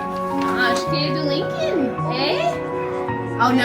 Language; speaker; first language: Portuguese; non-native, learner; English